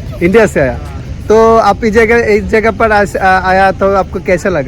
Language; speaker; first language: Hindi; non-native, learner; Bangla